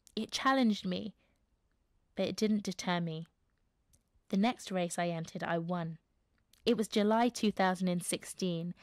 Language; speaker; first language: English; native; English